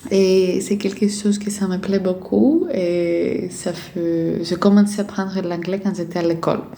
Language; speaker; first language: French; non-native, fluent; Greek